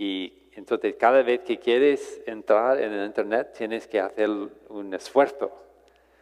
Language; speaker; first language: Spanish; non-native, fluent; English